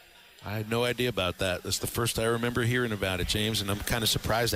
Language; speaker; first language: English; native; English